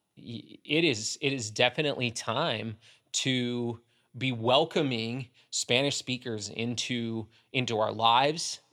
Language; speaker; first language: English; native; English